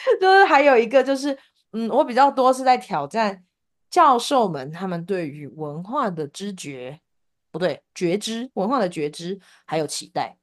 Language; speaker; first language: Chinese; native; Chinese